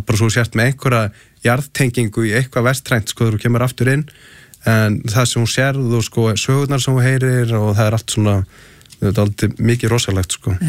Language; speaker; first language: Icelandic; early bilingual, other home language; Portuguese